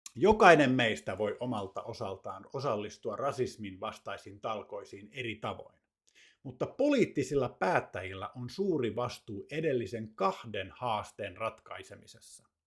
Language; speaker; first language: Finnish; native; Finnish